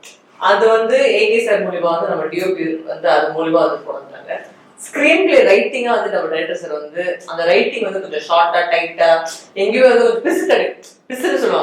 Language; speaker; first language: Tamil; native; Tamil